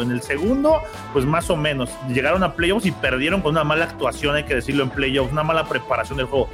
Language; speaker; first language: Spanish; native; Spanish